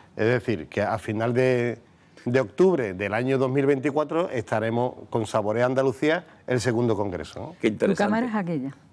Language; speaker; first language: Spanish; native; Spanish